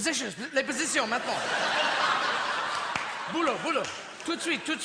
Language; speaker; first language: French; non-native, learner; English